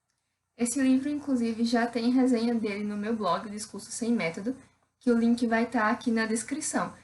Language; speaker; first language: Portuguese; native; Portuguese